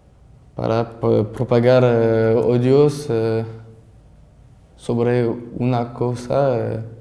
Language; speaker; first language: Spanish; non-native, learner; French